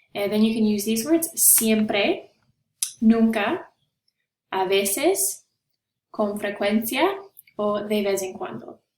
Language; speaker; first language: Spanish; non-native, fluent; English